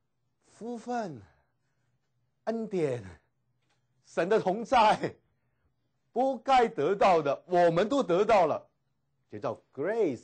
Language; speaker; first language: Chinese; native; Chinese